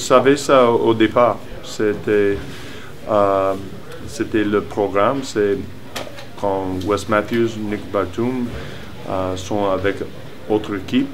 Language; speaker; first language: French; non-native, learner; English